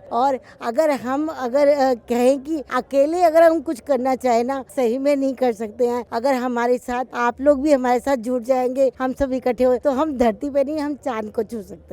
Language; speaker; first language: Hindi; native; Hindi